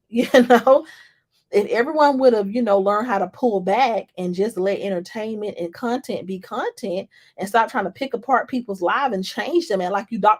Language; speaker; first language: English; native; English